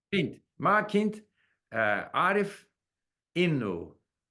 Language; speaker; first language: Arabic; non-native, learner; English